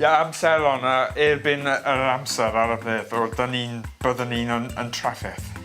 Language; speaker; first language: Welsh; non-native, learner; English